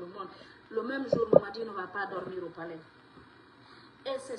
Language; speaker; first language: French; non-native, local second language; Fula